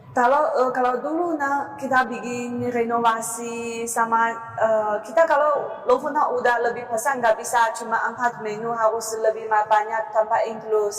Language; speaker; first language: Indonesian; non-native, learner; Chinese